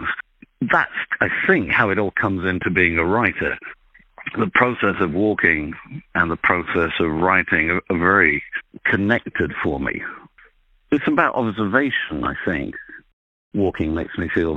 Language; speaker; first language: English; native; English